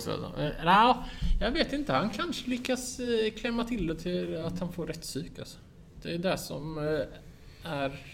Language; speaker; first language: Swedish; native; Swedish